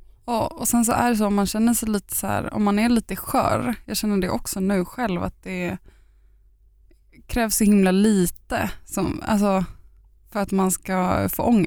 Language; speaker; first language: Swedish; native; Swedish